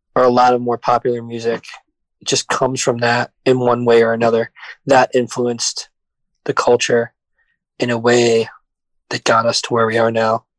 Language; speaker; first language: English; native; English